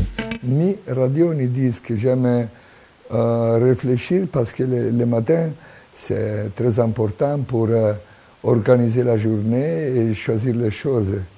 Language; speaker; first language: French; non-native, fluent; Italian